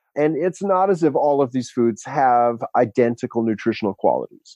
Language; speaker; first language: English; native; English